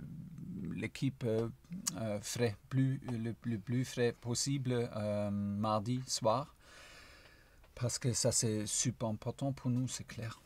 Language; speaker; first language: French; non-native, fluent; German